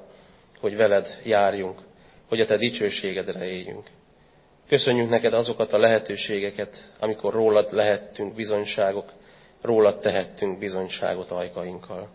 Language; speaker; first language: Hungarian; native; Hungarian